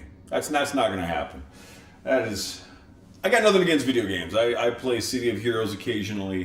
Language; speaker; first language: English; native; English